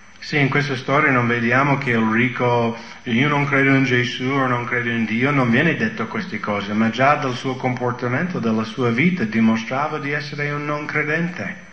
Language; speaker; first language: Italian; non-native, fluent; English